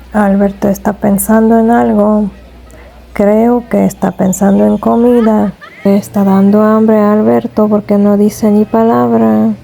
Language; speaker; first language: Spanish; non-native, fluent; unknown